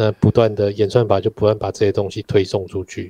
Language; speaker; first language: Chinese; native; Chinese